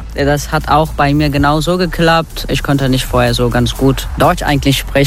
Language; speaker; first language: German; non-native, learner; Turkish